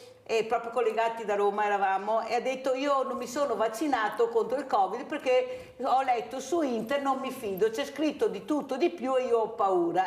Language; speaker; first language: Italian; native; Italian